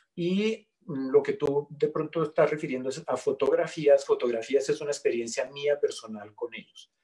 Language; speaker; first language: Spanish; native; Spanish